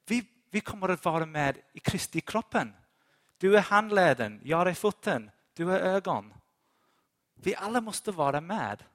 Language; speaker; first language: Swedish; non-native, fluent; English